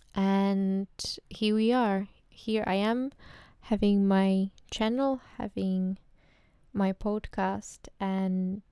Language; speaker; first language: English; non-native, fluent; Czech